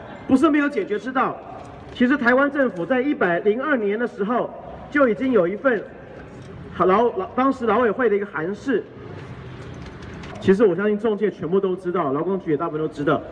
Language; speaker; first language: Chinese; native; Chinese